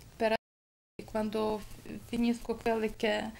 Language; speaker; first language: Italian; non-native, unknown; Ukrainian